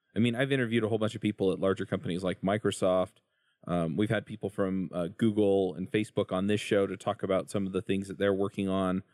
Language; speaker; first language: English; native; English